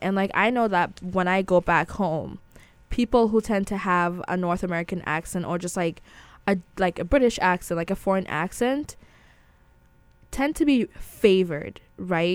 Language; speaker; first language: English; non-native, local second language; Akan